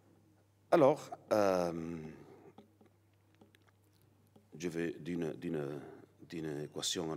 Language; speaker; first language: French; non-native, learner; Catalan